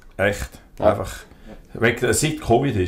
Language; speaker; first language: German; native; German